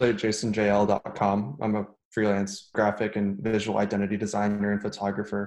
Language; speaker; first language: English; native; English